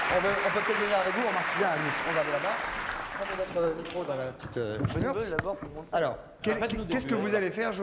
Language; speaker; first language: French; native; French